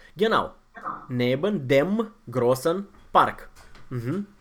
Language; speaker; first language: German; non-native, fluent; Romanian